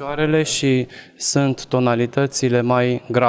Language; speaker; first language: Romanian; non-native, local second language; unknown